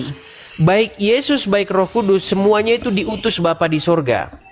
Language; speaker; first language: Indonesian; native; Indonesian